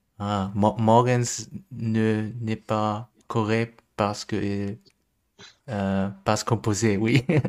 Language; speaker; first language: French; non-native, learner; German